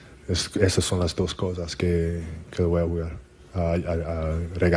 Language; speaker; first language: Spanish; non-native, learner; English